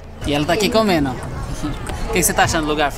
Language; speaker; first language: Portuguese; native; Portuguese